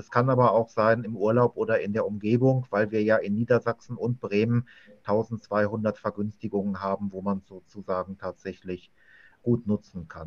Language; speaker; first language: German; native; German